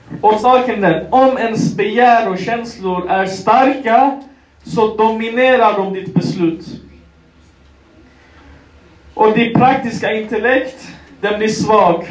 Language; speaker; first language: Swedish; non-native, local second language; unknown